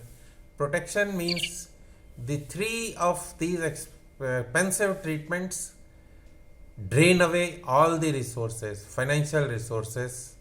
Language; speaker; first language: English; non-native, local second language; Hindi